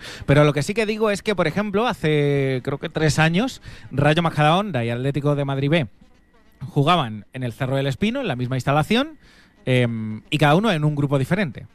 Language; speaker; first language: Spanish; native; Spanish